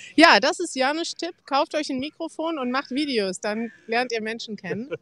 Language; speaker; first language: German; native; German